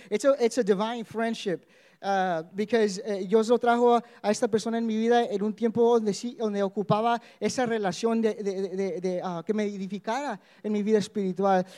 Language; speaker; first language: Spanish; early bilingual, heritage; Spanish